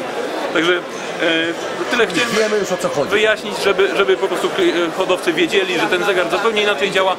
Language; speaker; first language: Polish; native; Polish